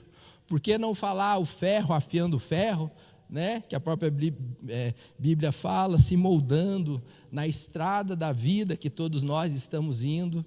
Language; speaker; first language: Portuguese; native; Portuguese